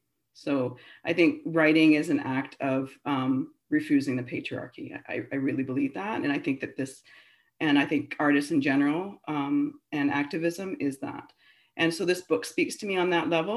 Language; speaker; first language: English; native; English